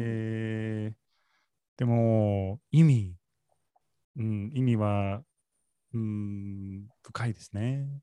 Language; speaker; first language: Japanese; non-native, learner; English